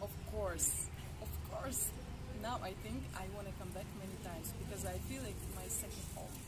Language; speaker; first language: English; non-native, learner; Russian